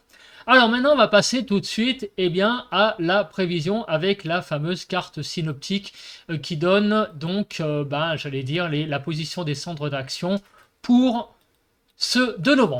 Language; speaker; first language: French; native; French